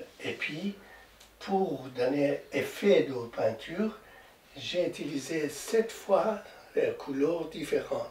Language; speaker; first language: French; non-native, learner; Persian